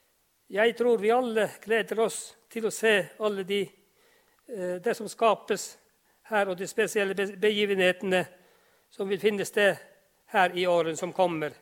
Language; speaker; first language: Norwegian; non-native, local second language; Northern Sami